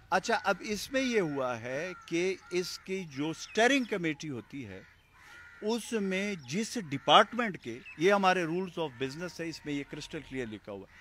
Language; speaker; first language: Urdu; non-native, local second language; Pashto